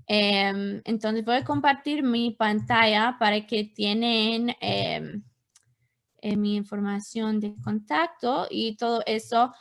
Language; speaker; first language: Spanish; non-native, fluent; English